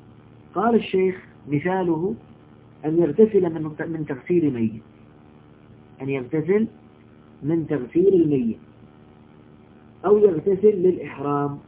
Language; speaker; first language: Arabic; native; Arabic